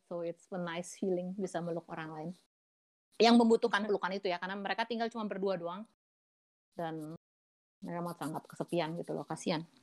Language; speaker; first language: Indonesian; native; Indonesian